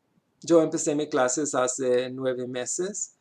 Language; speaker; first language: Spanish; non-native, learner; English